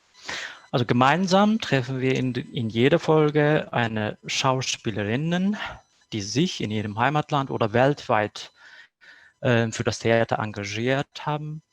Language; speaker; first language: German; non-native, fluent; Kurdish